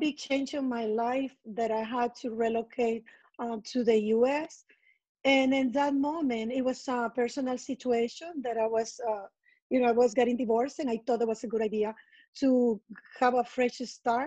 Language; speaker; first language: English; non-native, fluent; Spanish